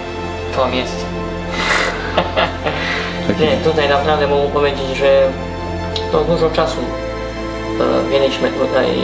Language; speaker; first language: Polish; non-native, fluent; Serbian